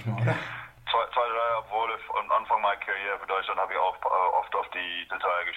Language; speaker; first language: German; non-native, fluent; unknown